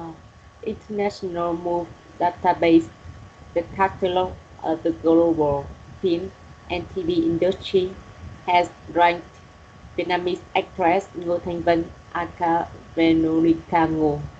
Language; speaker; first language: English; non-native, learner; Vietnamese